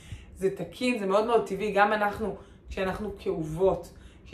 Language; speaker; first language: Hebrew; native; Hebrew